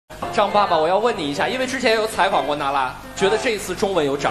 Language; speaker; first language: Chinese; native; Chinese